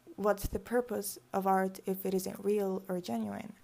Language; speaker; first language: English; early bilingual, other home language; Spanish